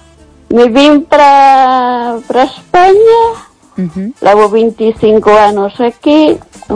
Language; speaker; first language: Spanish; non-native, learner; Portuguese